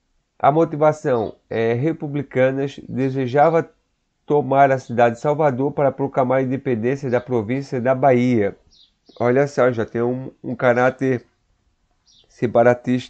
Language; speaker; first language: Portuguese; native; Portuguese